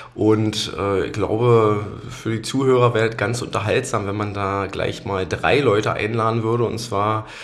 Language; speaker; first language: German; native; German